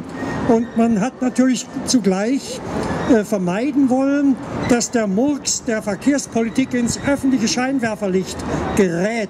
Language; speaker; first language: German; native; German